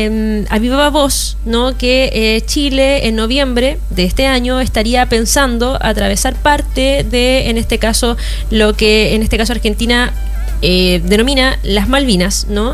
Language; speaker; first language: Spanish; native; Spanish